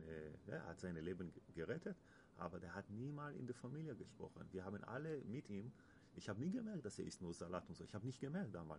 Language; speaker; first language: German; non-native, learner; Hebrew